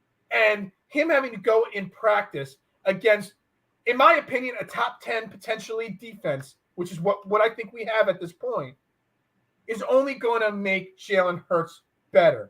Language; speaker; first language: English; native; English